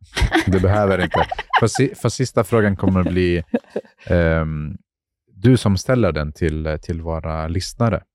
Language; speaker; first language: Swedish; non-native, fluent; Arabic